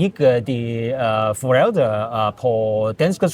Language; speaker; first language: Danish; non-native, learner; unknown